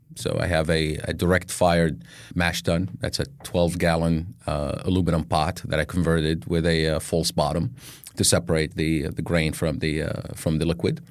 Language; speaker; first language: English; non-native, fluent; Arabic